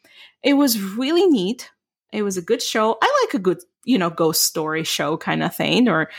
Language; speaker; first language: English; non-native, fluent; Ukrainian